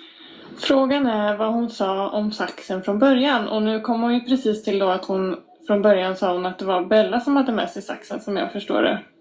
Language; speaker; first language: Swedish; native; Swedish